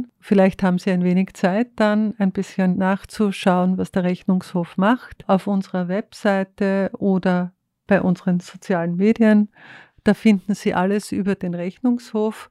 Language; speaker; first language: German; native; German